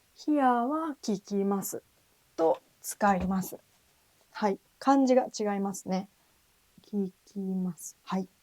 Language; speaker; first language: Japanese; native; Japanese